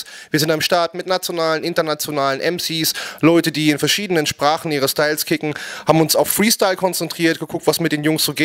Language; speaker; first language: German; native; German